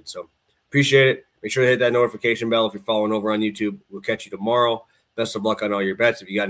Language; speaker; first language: English; native; English